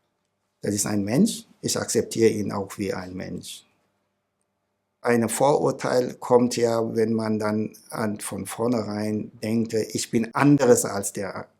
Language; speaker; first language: German; non-native, fluent; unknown